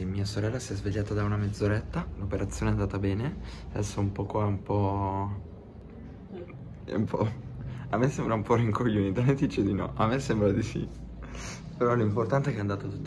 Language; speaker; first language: Italian; native; Italian